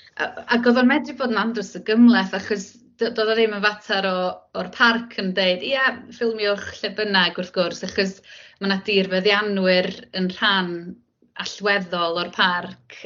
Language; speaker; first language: Welsh; native; Welsh